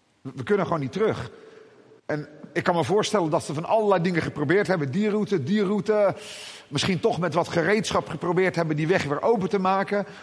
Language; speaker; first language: Dutch; native; Dutch